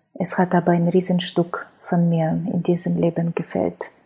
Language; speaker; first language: German; non-native, fluent; Ukrainian